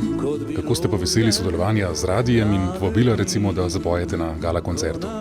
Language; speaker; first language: Slovenian; native; Slovenian